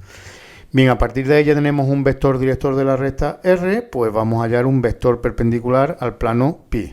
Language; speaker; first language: Spanish; native; Spanish